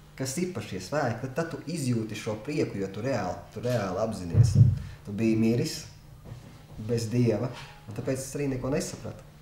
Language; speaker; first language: Latvian; non-native, local second language; Russian